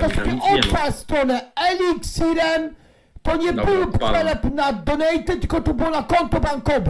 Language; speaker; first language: Polish; native; Polish